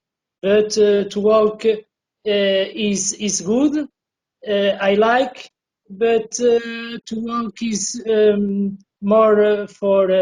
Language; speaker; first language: English; non-native, learner; Portuguese